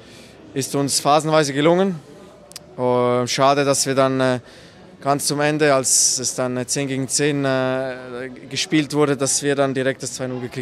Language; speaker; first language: German; native; German